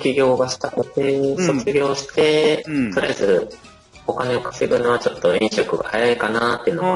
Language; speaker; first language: Japanese; native; Japanese